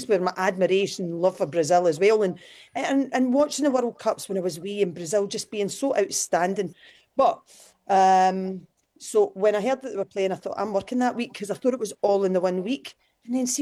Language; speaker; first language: English; native; English